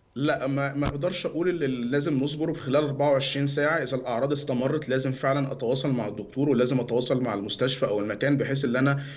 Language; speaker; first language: Egyptian Arabic; native; Egyptian Arabic